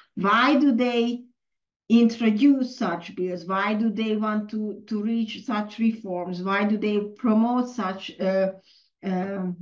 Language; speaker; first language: English; non-native, fluent; Hungarian